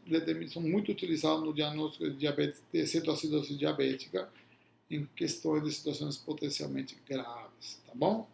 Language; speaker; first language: Portuguese; non-native, fluent; Spanish